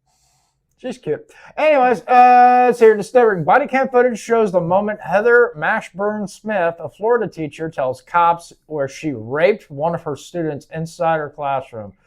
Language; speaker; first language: English; native; English